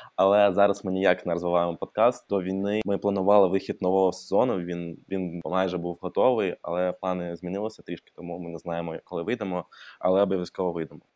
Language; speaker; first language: Ukrainian; non-native, local second language; Russian